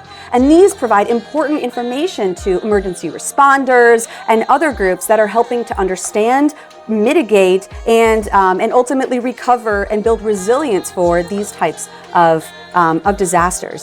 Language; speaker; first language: English; native; English